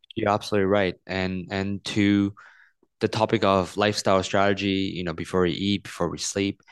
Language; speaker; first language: English; non-native, local second language; Cantonese